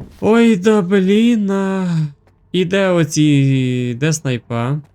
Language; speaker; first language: Ukrainian; native; Ukrainian